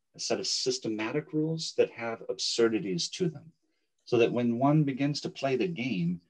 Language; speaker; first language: English; native; English